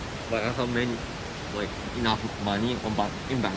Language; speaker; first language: English; non-native, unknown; Japanese